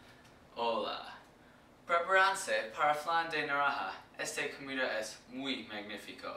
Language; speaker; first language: Spanish; non-native, learner; English